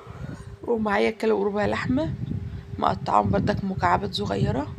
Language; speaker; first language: Arabic; native; Arabic